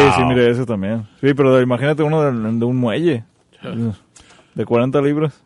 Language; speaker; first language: Spanish; native; Spanish